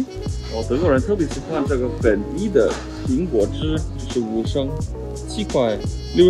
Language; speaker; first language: Chinese; non-native, fluent; German